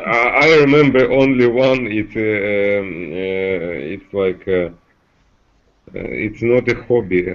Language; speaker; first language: English; non-native, learner; Russian